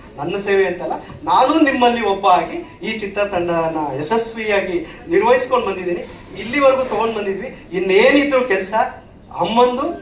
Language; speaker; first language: Kannada; native; Kannada